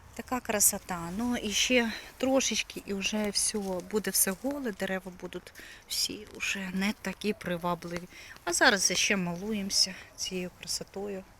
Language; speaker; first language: Ukrainian; native; Ukrainian